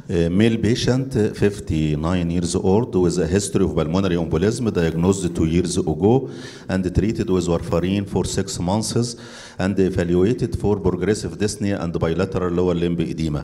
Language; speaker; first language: English; non-native, fluent; Arabic